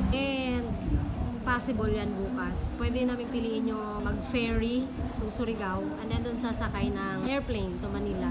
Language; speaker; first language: Filipino; native; Filipino